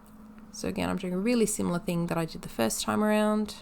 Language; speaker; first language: English; native; English